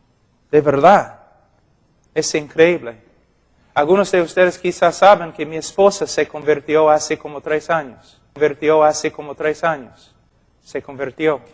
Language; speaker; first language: Spanish; non-native, fluent; English